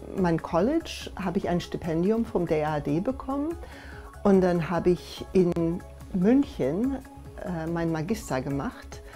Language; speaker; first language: German; early bilingual, other home language; English